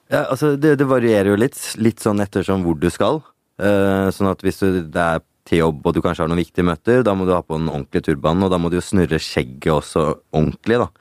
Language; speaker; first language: Norwegian; early bilingual, other home language; Punjabi